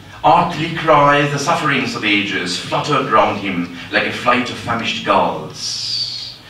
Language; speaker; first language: English; non-native, local second language; Bangla